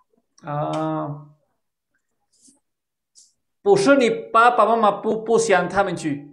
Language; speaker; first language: Chinese; non-native, fluent; Spanish